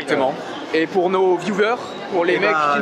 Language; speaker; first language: French; native; French